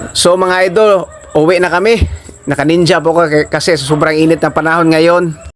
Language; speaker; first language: Filipino; non-native, local second language; Cebuano